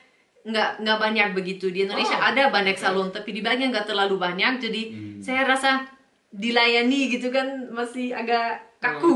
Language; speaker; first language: Indonesian; non-native, fluent; Dutch